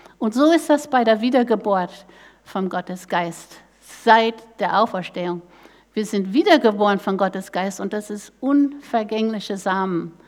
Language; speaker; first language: German; non-native, fluent; English